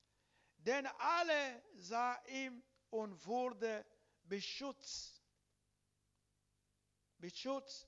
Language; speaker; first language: German; non-native, learner; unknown